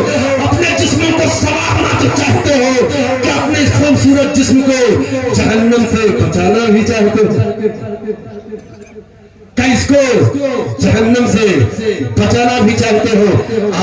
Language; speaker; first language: Hindi; native; Hindi